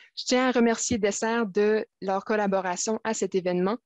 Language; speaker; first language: French; native; French